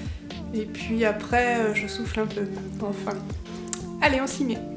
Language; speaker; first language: French; native; French